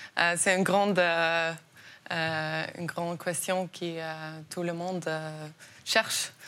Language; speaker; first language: French; non-native, learner; Norwegian